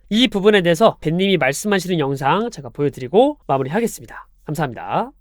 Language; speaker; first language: Korean; native; Korean